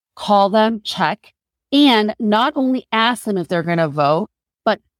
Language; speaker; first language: English; non-native, fluent; Korean